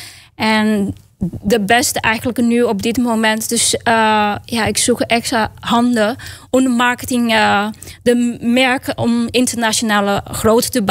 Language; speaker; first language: Dutch; non-native, fluent; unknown